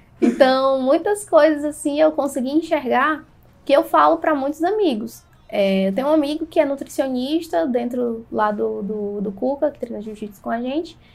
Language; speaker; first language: Portuguese; native; Portuguese